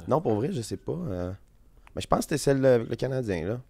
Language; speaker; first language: French; native; French